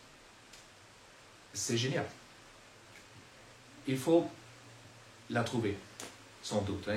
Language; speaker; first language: French; non-native, fluent; German